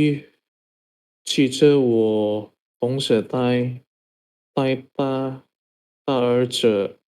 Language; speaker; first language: Chinese; non-native, learner; Indonesian